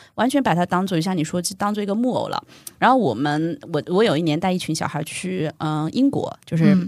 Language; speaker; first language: Chinese; native; Chinese